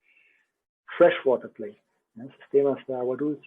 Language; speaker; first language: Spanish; non-native, learner; German